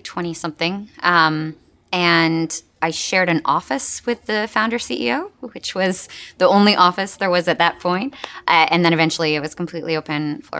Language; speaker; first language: English; native; English